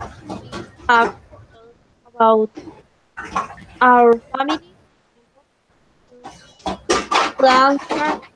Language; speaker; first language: English; non-native, learner; Spanish